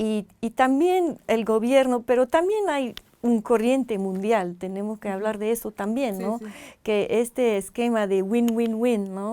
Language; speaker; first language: Spanish; non-native, fluent; French